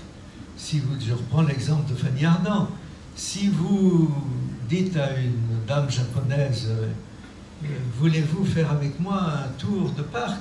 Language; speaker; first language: French; native; French